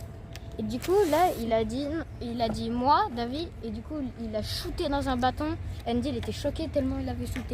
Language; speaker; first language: French; native; French